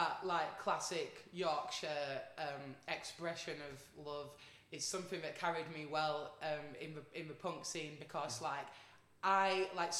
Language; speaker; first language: English; native; English